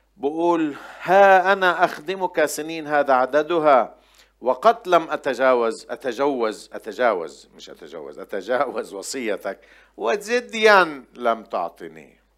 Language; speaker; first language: Arabic; non-native, local second language; Armenian